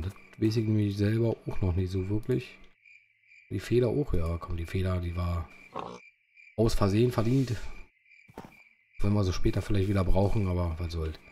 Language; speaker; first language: German; native; German